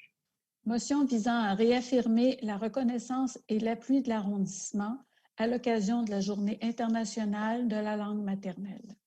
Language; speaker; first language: French; native; French